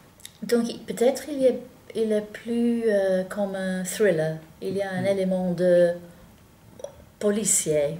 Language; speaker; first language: French; non-native, fluent; English